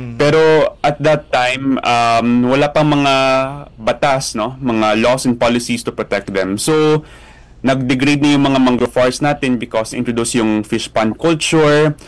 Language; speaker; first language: Filipino; non-native, local second language; Hiligaynon